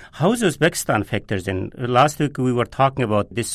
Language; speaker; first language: English; non-native, fluent; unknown